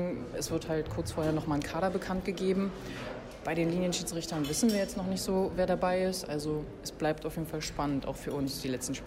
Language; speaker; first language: German; native; German